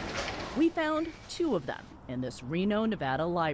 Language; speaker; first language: English; native; English